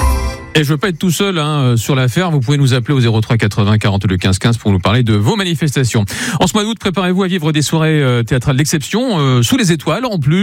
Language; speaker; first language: French; native; French